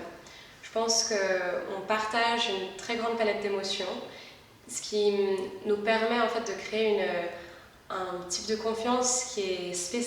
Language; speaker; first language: French; native; French